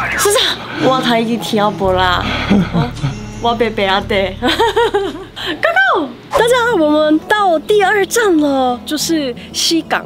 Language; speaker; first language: Chinese; non-native, fluent; Korean